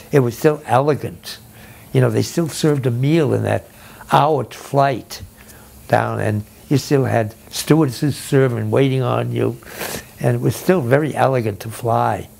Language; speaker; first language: English; native; English